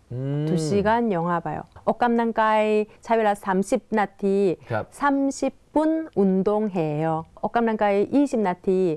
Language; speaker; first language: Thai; non-native, fluent; Korean